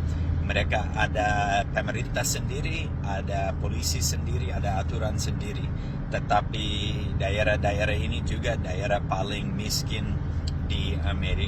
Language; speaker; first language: Indonesian; non-native, fluent; English